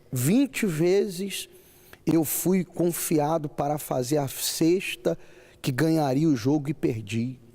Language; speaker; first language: Portuguese; native; Portuguese